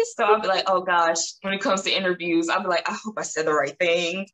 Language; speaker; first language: English; native; English